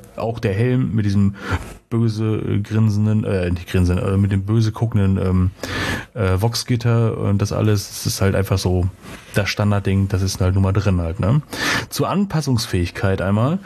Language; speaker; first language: German; native; German